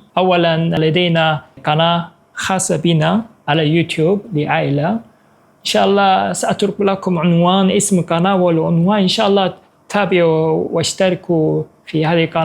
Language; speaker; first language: Arabic; non-native, fluent; Korean